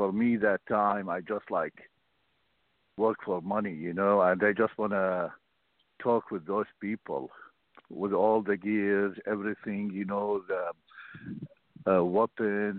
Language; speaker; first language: English; non-native, learner; Arabic